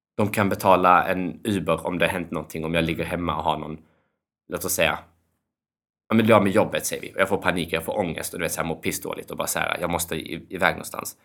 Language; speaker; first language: Swedish; early bilingual, other home language; Albanian